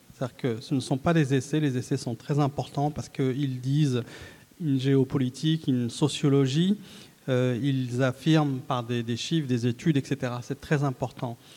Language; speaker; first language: French; early bilingual, other home language; Arabic